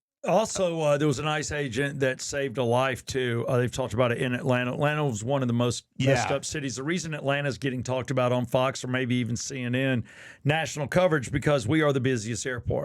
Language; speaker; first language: English; native; English